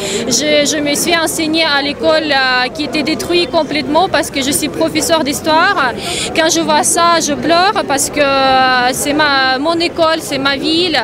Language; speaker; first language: French; non-native, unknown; Russian